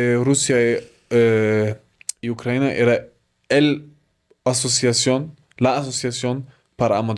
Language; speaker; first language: Spanish; non-native, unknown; German